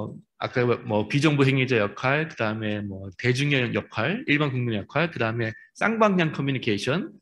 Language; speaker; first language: Korean; native; Korean